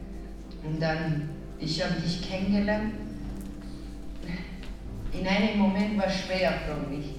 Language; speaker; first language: German; non-native, learner; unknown